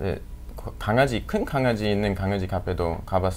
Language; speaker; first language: Korean; non-native, fluent; English